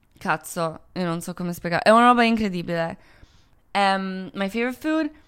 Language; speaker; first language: Italian; non-native, fluent; Croatian